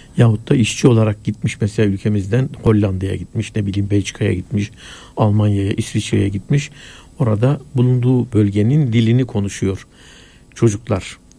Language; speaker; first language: Turkish; native; Turkish